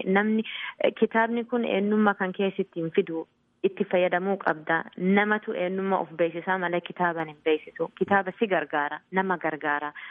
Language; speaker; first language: Oromo; early bilingual, heritage; Oromo